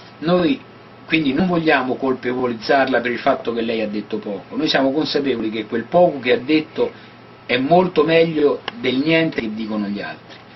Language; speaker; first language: Italian; native; Italian